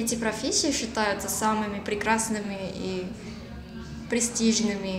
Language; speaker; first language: Russian; non-native, learner; Korean